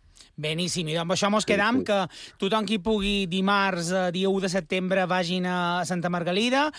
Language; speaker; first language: Catalan; native; Catalan